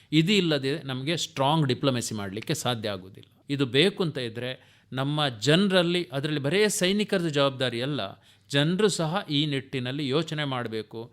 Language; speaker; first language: Kannada; non-native, local second language; Tulu